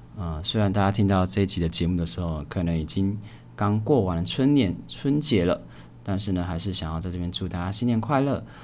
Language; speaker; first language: Chinese; native; Chinese